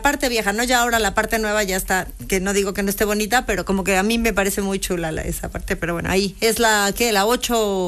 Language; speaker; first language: Spanish; native; Spanish